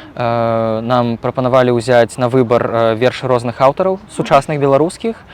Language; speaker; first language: Belarusian; non-native, local second language; Russian